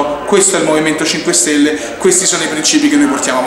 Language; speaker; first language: Italian; native; Italian